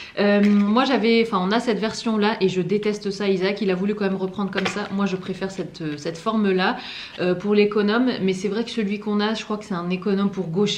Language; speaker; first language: French; native; French